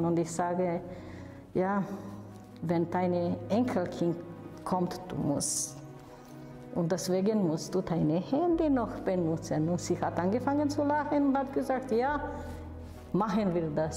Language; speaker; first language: German; non-native, fluent; Romanian